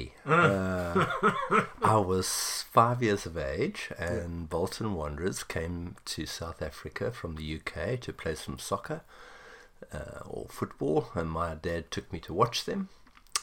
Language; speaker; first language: English; native; English